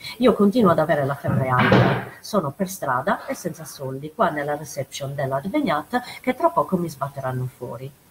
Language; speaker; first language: Italian; native; Italian